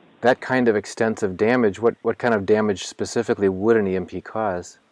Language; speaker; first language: English; native; English